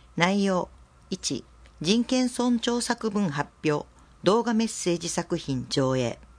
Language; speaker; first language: Japanese; native; Japanese